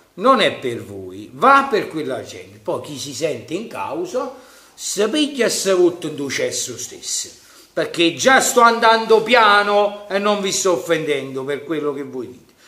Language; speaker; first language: Italian; native; Italian